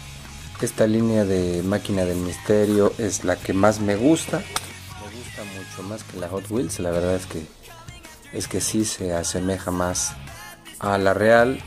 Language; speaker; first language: Spanish; native; Spanish